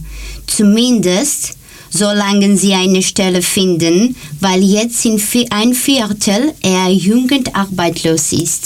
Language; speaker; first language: German; non-native, learner; Greek